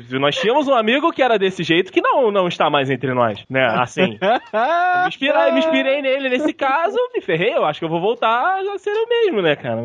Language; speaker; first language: Portuguese; native; Portuguese